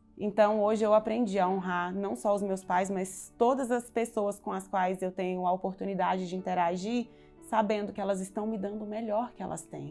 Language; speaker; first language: Portuguese; native; Portuguese